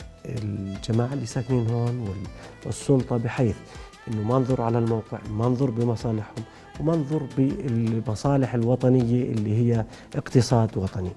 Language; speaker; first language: Arabic; native; Arabic